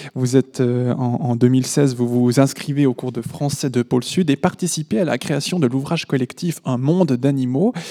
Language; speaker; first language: French; native; French